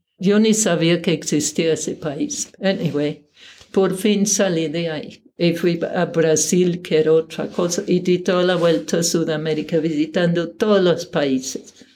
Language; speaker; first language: Spanish; non-native, fluent; English